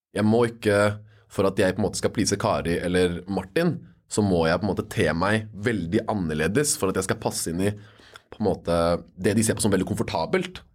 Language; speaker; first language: Norwegian; native; Norwegian